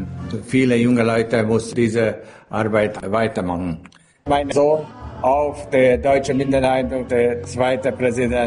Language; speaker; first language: German; non-native, local second language; Hungarian